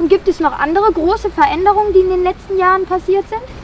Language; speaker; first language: German; native; German